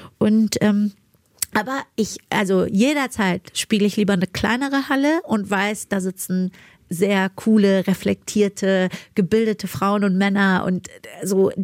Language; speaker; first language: German; early bilingual, other home language; Persian